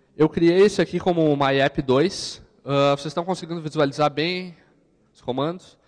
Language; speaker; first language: Portuguese; native; Portuguese